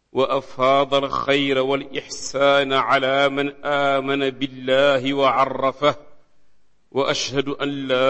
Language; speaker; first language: Arabic; non-native, fluent; Wolof